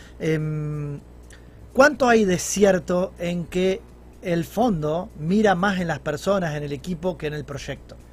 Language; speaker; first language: Spanish; native; Spanish